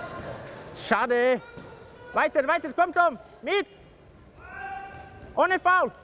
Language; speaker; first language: German; non-native, learner; Dutch